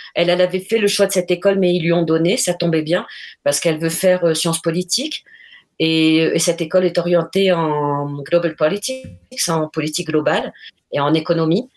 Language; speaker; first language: French; non-native, local second language; Arabic